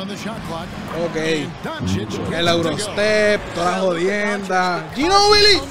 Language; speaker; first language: Spanish; native; Spanish